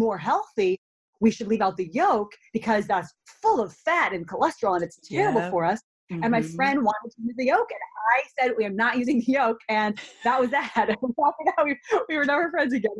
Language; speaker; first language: English; native; English